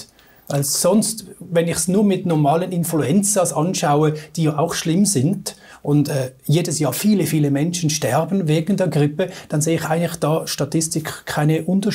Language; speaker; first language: German; native; German